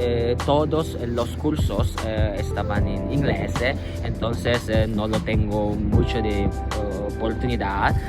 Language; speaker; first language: Spanish; non-native, learner; Indonesian